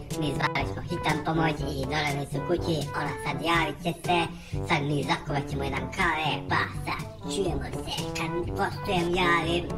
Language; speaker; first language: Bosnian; non-native, local second language; Hungarian